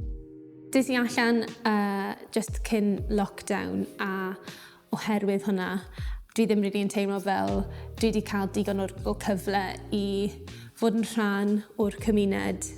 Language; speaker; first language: Welsh; native; Welsh